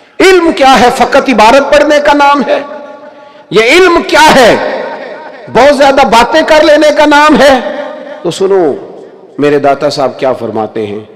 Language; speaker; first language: Urdu; non-native, local second language; Punjabi